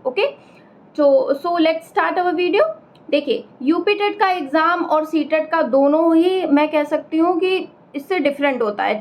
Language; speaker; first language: Hindi; native; Hindi